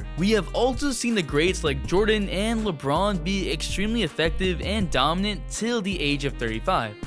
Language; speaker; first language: English; native; English